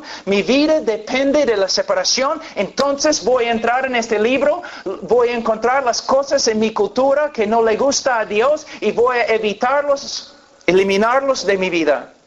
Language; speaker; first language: Spanish; non-native, fluent; English